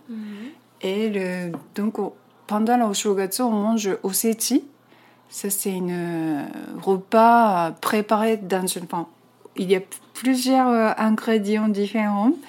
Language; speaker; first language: French; non-native, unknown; Japanese